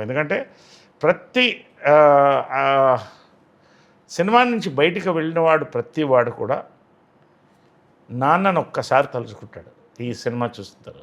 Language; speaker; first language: Telugu; native; Telugu